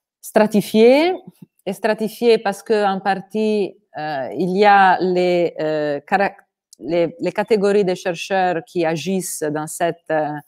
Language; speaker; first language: French; non-native, fluent; Italian